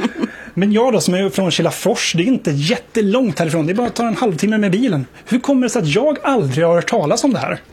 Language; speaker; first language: Swedish; native; Swedish